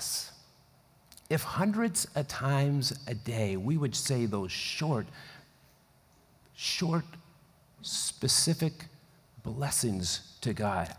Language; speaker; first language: English; native; English